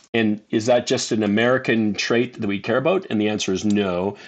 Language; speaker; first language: English; native; English